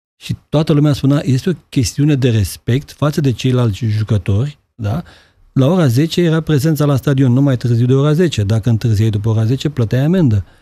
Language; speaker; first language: Romanian; native; Romanian